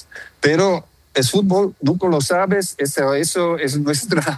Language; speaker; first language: Spanish; non-native, fluent; Dutch